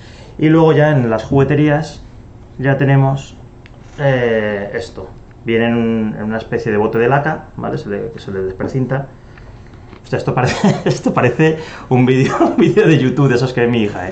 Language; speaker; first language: Spanish; native; Spanish